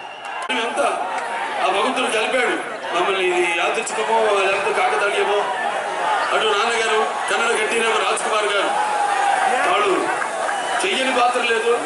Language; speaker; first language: Telugu; native; Telugu